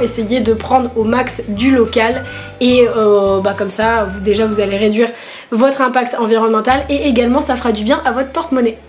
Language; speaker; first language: French; native; French